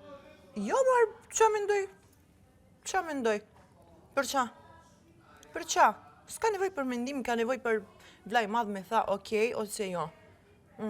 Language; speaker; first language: Albanian; early bilingual, heritage; Italian